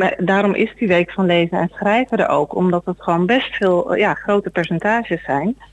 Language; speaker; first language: Dutch; native; Dutch